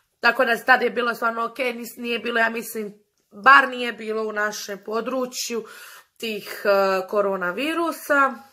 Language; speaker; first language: Croatian; early bilingual, other home language; Portuguese